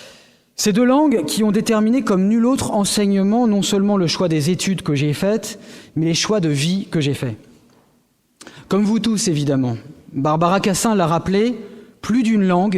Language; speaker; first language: French; native; French